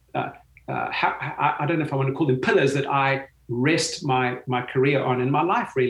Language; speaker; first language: English; native; English